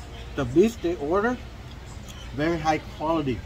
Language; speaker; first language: English; non-native, fluent; Vietnamese